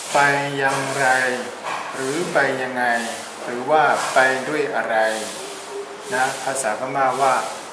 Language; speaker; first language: Thai; non-native, fluent; Burmese